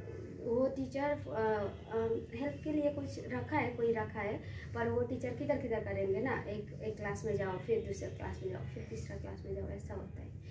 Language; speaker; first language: Hindi; non-native, local second language; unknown